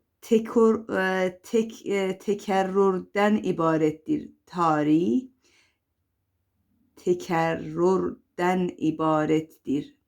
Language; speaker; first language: Turkish; non-native, fluent; Persian